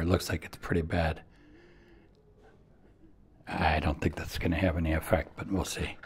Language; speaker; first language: English; native; English